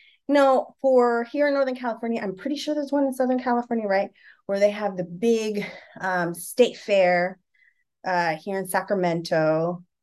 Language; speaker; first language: English; early bilingual, other home language; Spanish